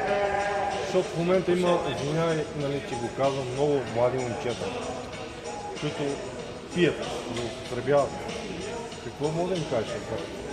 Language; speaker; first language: Bulgarian; native; Bulgarian